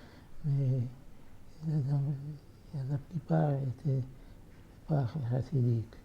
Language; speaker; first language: French; non-native, fluent; Yiddish